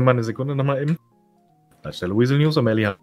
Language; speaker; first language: German; native; German